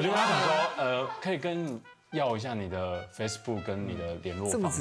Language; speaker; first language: Chinese; native; Chinese